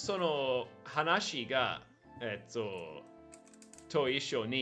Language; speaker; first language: Japanese; non-native, learner; English